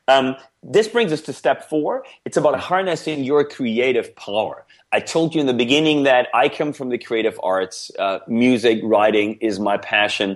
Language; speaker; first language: English; non-native, fluent; German